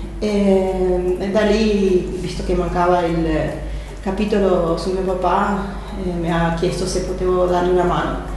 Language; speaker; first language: Italian; early bilingual, heritage; Spanish